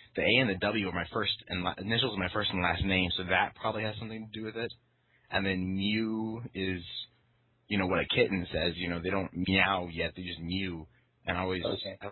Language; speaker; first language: English; early bilingual, other home language; Chinese